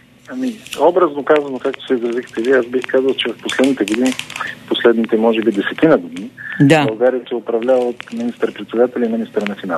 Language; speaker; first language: Bulgarian; native; Bulgarian